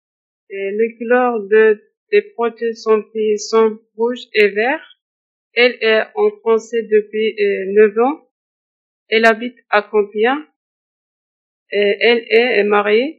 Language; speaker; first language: French; non-native, learner; Turkish